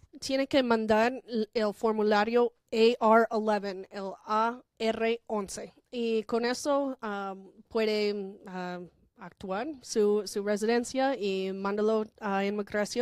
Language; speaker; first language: Spanish; non-native, fluent; English